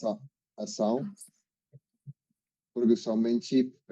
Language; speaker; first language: Portuguese; non-native, learner; Spanish